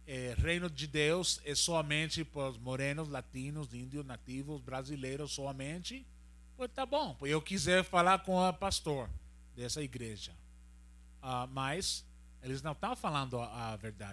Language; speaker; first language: Portuguese; non-native, learner; Spanish